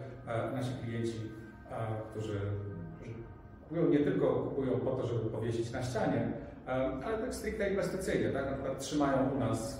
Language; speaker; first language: Polish; native; Polish